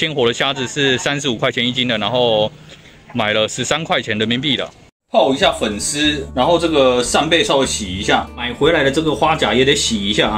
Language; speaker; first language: Chinese; native; Chinese